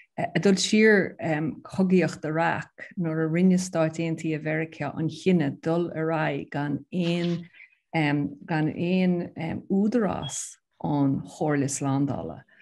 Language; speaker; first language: Irish; native; Irish